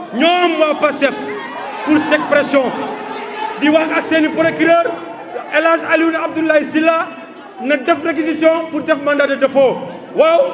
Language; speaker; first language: Wolof; non-native, local second language; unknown